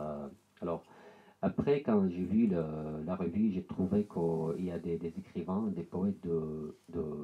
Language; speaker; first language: French; non-native, learner; Arabic